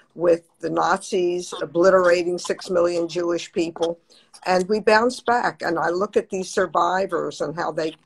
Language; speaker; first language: English; native; English